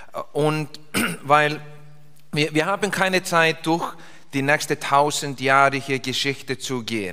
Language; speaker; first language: German; non-native, fluent; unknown